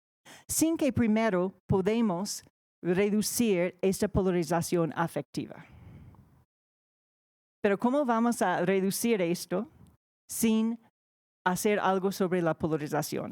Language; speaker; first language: Spanish; non-native, fluent; English